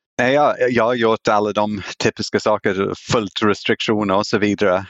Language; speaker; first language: Swedish; non-native, fluent; English